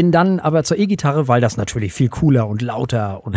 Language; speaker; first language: German; native; German